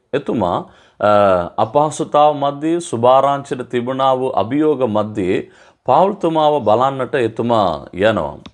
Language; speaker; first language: Sinhala; non-native, local second language; Tamil